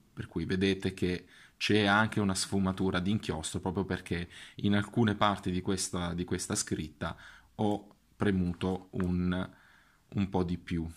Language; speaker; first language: Italian; native; Italian